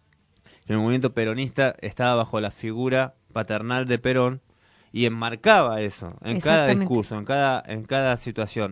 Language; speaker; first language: Spanish; native; Spanish